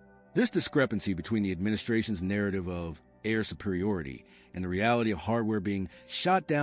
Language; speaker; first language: English; native; English